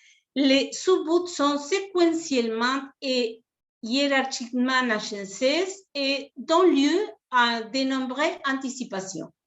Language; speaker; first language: French; non-native, fluent; Spanish